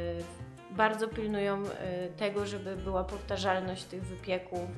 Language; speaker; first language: Polish; native; Polish